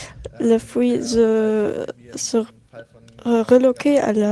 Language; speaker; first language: French; non-native, learner; German